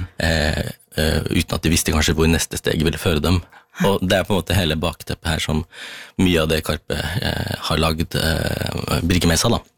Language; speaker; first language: Norwegian; early bilingual, other home language; Tamil